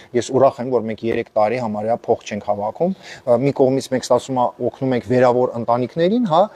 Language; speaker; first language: Armenian; native; Armenian